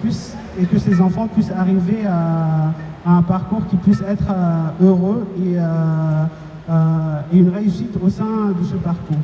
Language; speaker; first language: French; non-native, local second language; Comorian